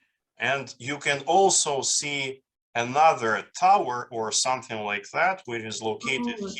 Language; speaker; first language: English; non-native, fluent; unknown